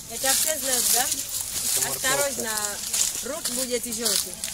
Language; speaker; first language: Russian; non-native, learner; Swahili